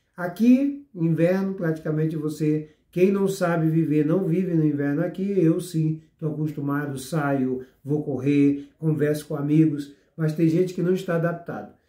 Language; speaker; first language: Portuguese; native; Portuguese